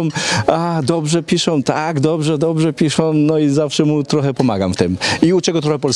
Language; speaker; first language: Polish; early bilingual, heritage; Polish